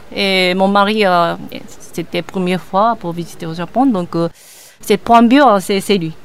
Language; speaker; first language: French; non-native, learner; Japanese